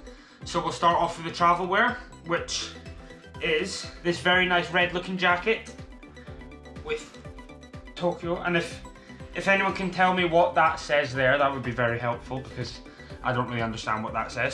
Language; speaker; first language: English; native; English